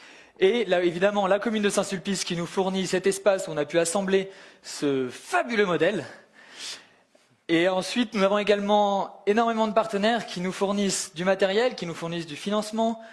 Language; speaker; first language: French; native; French